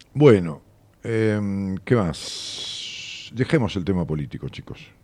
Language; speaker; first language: Spanish; native; Spanish